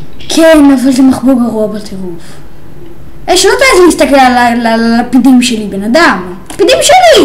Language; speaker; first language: Hebrew; native; Hebrew